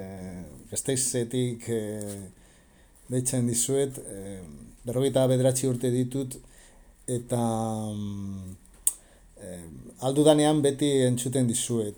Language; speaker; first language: Basque; non-native, learner; Spanish